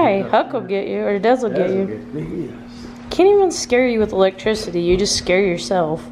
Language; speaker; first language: English; native; English